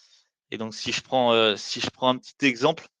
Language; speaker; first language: French; native; French